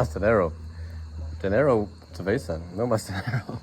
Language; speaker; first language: Spanish; non-native, learner; English